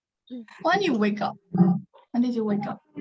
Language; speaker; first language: English; non-native, learner; Burmese